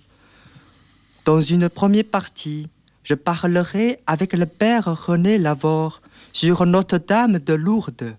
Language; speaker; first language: French; non-native, fluent; Chinese